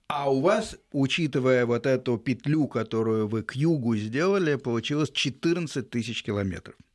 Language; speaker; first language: Russian; native; Russian